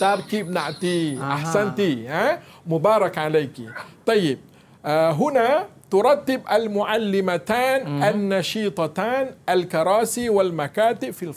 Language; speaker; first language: Arabic; non-native, fluent; Malay